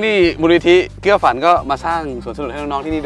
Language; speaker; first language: Thai; native; Thai